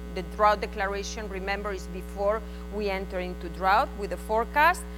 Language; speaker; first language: English; non-native, fluent; Spanish